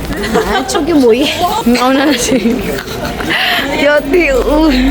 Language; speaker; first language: Korean; non-native, learner; Filipino